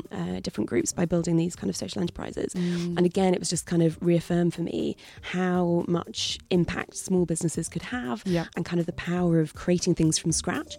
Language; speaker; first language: English; native; English